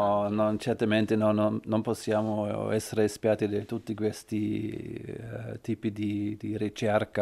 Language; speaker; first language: Italian; non-native, learner; German